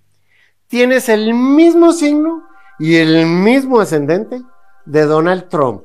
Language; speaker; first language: Spanish; native; Spanish